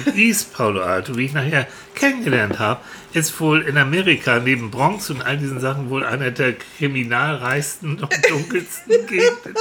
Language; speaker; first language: German; native; German